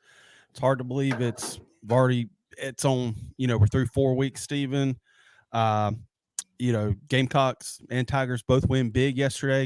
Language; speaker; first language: English; native; English